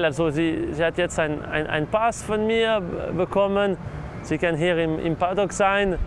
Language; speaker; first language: German; non-native, local second language; French